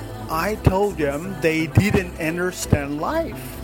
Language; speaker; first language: English; non-native, fluent; Chinese